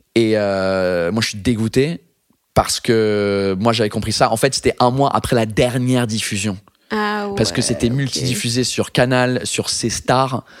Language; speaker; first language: French; non-native, fluent; English